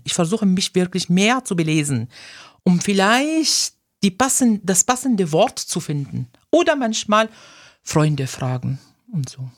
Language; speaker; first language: German; non-native, fluent; Arabic